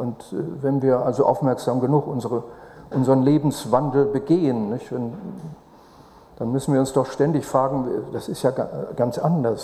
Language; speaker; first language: German; native; German